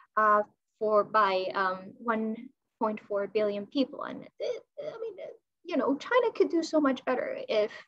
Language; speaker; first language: English; non-native, fluent; Chinese